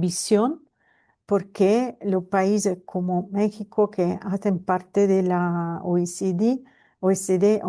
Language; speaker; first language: Spanish; non-native, fluent; Italian